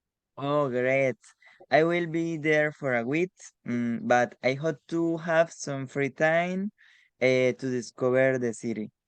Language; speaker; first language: English; non-native, learner; Spanish